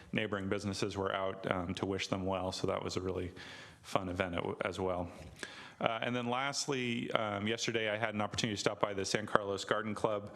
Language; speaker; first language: English; native; English